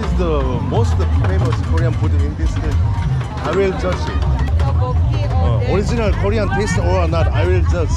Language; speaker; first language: English; non-native, learner; Korean